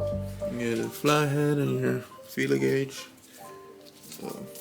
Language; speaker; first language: English; native; English